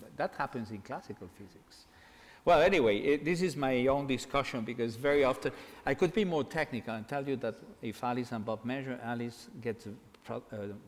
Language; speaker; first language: English; non-native, fluent; Catalan